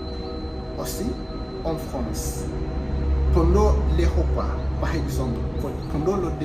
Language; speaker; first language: French; non-native, fluent; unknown